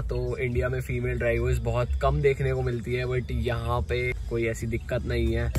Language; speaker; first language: Hindi; native; Hindi